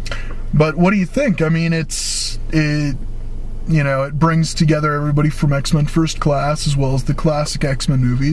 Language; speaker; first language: English; native; English